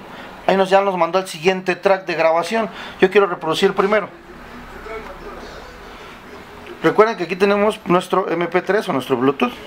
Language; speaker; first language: Spanish; native; Spanish